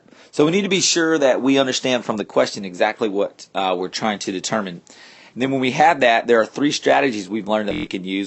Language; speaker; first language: English; native; English